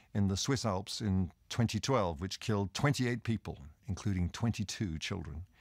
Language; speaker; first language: English; native; English